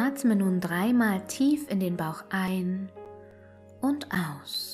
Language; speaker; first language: German; native; German